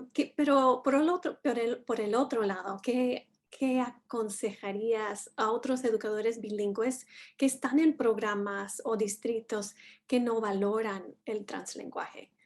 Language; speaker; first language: Spanish; non-native, fluent; English